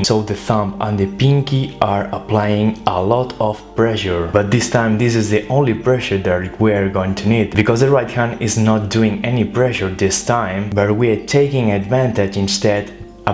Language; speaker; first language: English; non-native, fluent; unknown